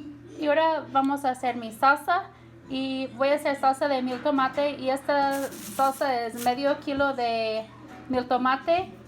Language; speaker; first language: Spanish; non-native, learner; English